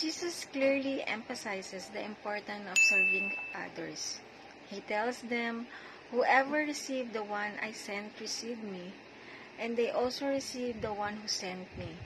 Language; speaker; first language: English; non-native, local second language; Filipino